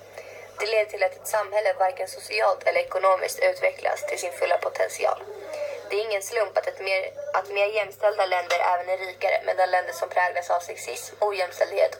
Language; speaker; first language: Swedish; native; Swedish